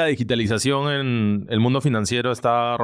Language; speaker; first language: Spanish; native; Spanish